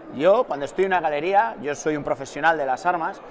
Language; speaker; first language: Spanish; native; Spanish